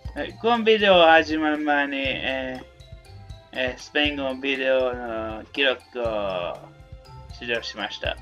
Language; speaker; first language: Japanese; non-native, learner; Spanish